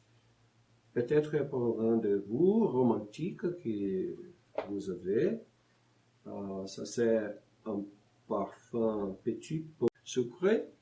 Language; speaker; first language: French; non-native, learner; Portuguese